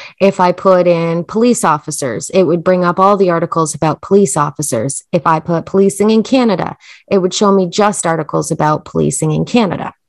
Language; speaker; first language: English; native; English